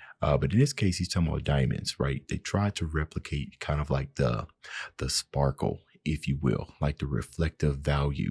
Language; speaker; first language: English; native; English